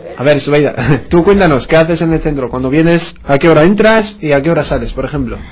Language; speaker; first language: Spanish; non-native, fluent; Arabic